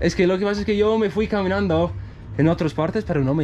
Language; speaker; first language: Spanish; non-native, fluent; English